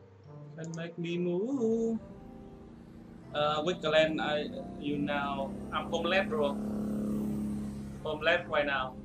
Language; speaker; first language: English; non-native, learner; Vietnamese